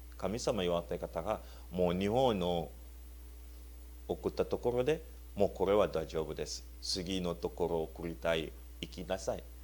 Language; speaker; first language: Japanese; non-native, learner; Luba-Lulua